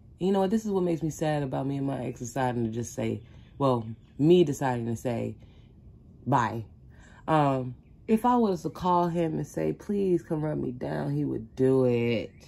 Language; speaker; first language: English; native; English